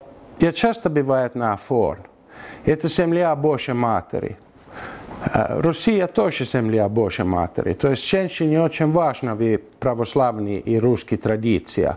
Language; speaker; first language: Russian; non-native, learner; Finnish